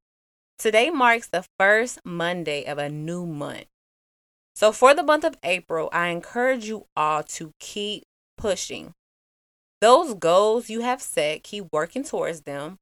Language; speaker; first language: English; native; English